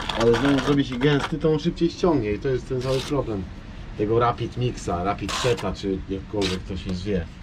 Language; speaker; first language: Polish; native; Polish